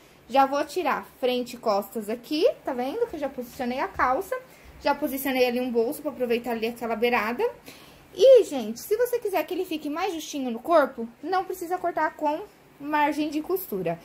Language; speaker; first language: Portuguese; native; Portuguese